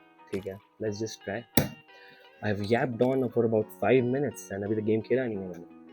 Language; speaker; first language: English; non-native, local second language; Hindi